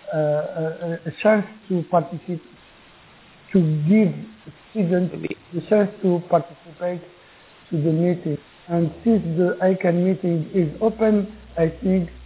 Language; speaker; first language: English; non-native, learner; Arabic